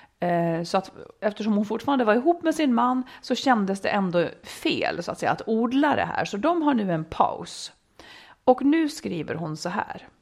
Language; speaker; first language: Swedish; native; Swedish